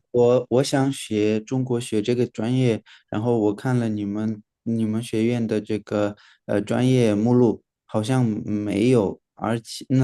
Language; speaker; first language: Chinese; non-native, fluent; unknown